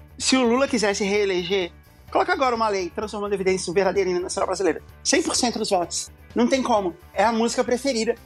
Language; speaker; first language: Portuguese; native; Portuguese